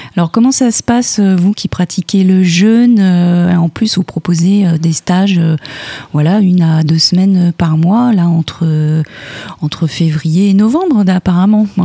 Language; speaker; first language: French; native; French